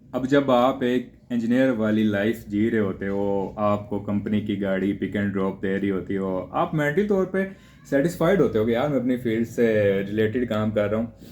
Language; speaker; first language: Urdu; non-native, local second language; Punjabi